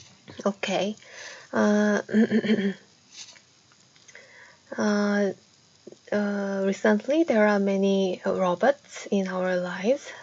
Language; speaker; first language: English; non-native, fluent; Korean